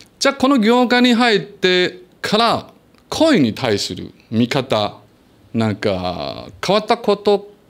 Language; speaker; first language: Japanese; non-native, learner; Chinese